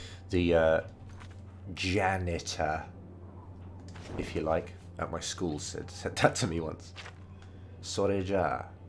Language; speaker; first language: English; native; English